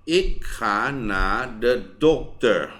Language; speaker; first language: Dutch; non-native, fluent; Thai